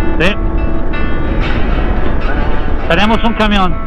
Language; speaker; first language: Spanish; non-native, learner; Italian